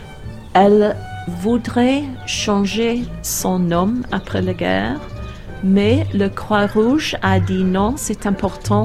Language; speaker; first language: French; non-native, learner; English